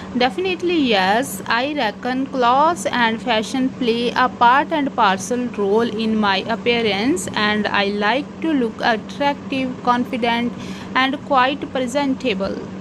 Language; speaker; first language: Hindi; non-native, local second language; Punjabi